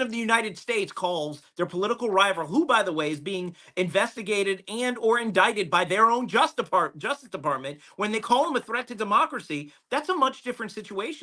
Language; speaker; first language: English; native; English